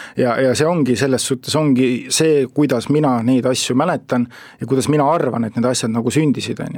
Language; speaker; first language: Estonian; native; Estonian